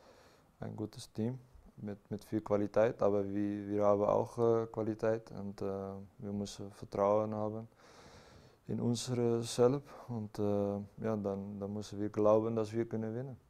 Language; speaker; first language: German; non-native, learner; Dutch